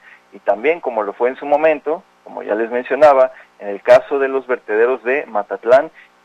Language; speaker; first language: Spanish; native; Spanish